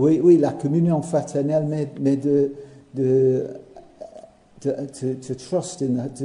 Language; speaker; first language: French; non-native, learner; English